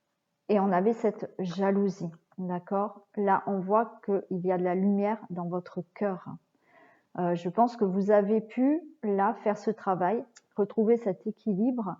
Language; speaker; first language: French; native; French